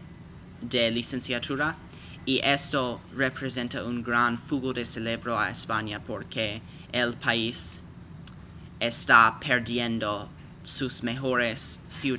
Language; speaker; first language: Spanish; non-native, fluent; English